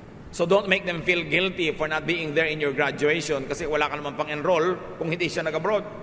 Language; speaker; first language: English; non-native, local second language; Filipino